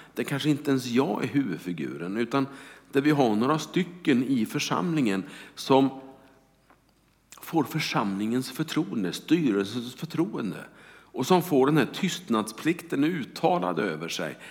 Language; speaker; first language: Swedish; native; Swedish